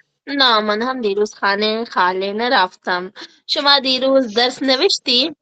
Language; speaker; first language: Persian; non-native, learner; Urdu